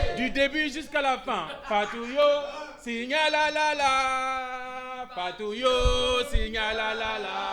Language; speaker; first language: French; non-native, local second language; Wolof